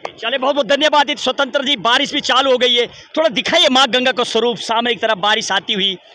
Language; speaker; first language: Hindi; native; Hindi